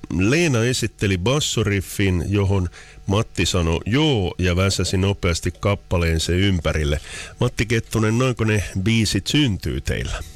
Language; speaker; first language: Finnish; native; Finnish